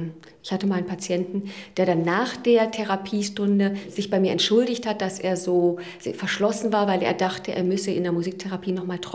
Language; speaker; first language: German; native; German